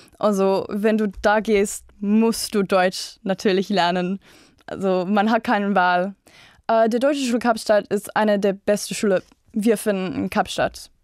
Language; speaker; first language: German; non-native, fluent; English